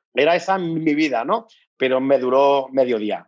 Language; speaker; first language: Spanish; native; Spanish